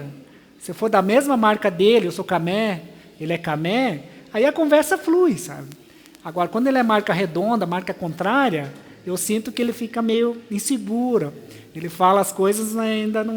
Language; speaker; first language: Portuguese; non-native, local second language; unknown